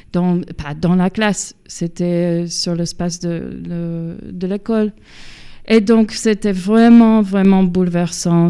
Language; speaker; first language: French; non-native, fluent; English